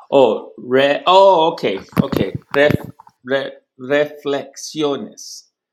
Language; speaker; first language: Spanish; non-native, learner; English